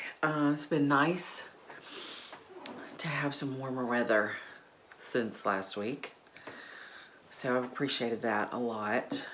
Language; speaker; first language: English; native; English